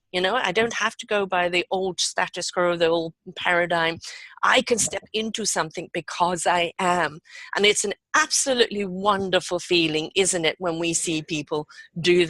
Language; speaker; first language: English; native; English